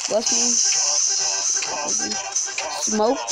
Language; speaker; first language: English; native; English